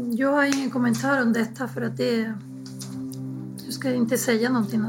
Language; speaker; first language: Swedish; non-native, fluent; Spanish